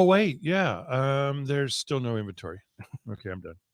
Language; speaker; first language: English; native; English